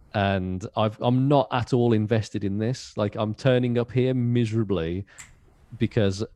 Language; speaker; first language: English; native; English